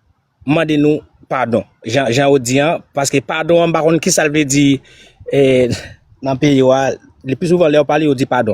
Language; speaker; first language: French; non-native, learner; Haitian Creole